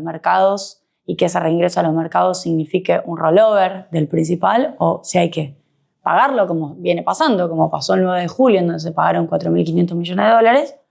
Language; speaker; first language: Spanish; native; Spanish